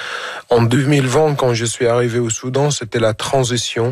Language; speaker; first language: French; non-native, fluent; Arabic